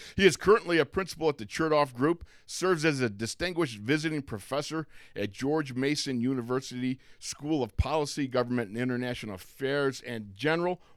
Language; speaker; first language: English; native; English